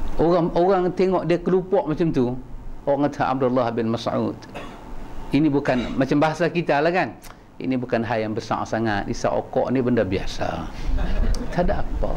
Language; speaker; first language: Malay; native; Malay